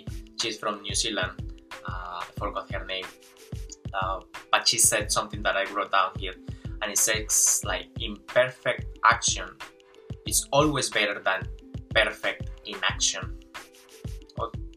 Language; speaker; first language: English; non-native, fluent; Spanish